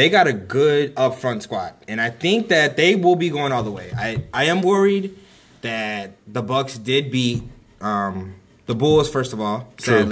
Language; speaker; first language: English; native; English